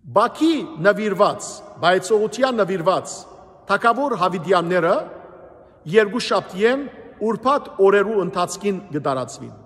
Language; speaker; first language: Armenian; native; Armenian